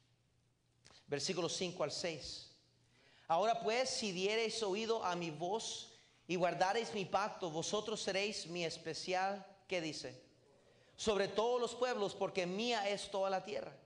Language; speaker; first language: Spanish; native; Spanish